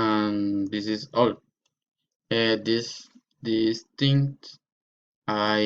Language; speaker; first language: English; non-native, learner; Spanish